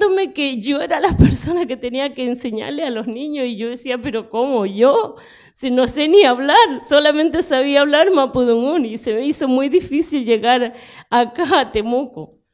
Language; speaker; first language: Spanish; non-native, local second language; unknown